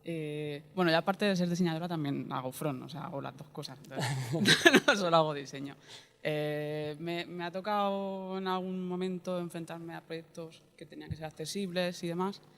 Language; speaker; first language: Spanish; native; Spanish